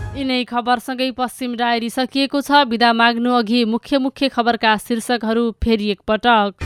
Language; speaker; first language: Nepali; native; Nepali